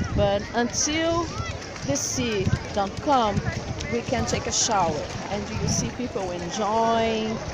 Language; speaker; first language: English; non-native, learner; Portuguese